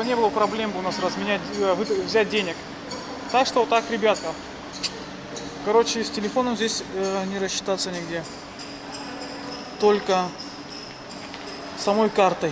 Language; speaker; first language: Russian; native; Russian